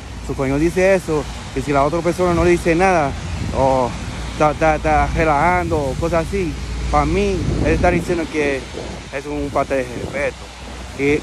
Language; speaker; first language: Spanish; early bilingual, heritage; Spanish